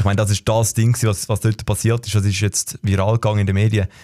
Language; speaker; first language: German; native; German